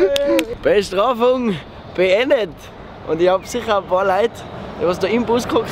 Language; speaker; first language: German; native; German